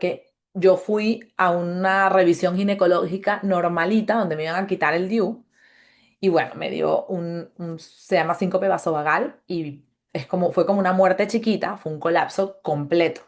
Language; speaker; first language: Spanish; native; Spanish